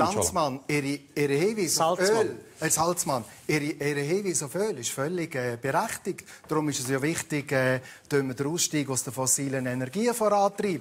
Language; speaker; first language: German; native; German